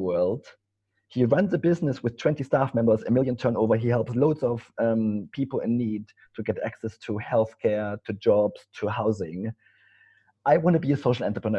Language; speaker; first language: English; non-native, fluent; German